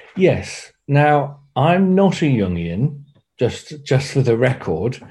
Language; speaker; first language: English; native; English